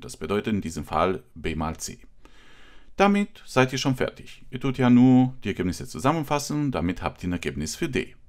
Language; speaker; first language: German; non-native, fluent; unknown